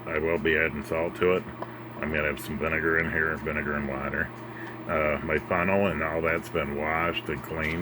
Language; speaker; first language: English; native; English